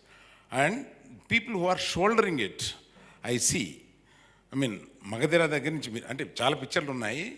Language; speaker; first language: Telugu; native; Telugu